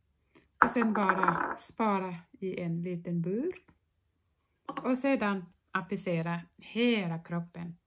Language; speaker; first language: Swedish; non-native, fluent; Thai